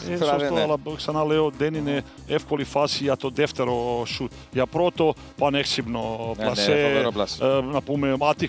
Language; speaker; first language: Greek; non-native, fluent; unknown